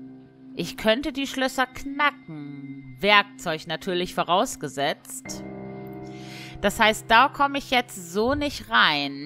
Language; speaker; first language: German; native; German